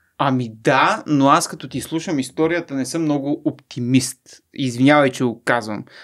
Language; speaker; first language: Bulgarian; native; Bulgarian